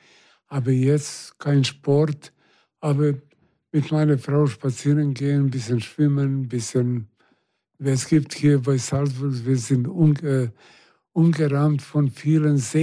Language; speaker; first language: German; non-native, fluent; Serbian